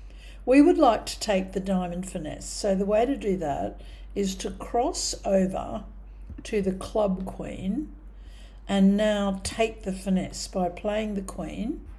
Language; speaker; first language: English; native; English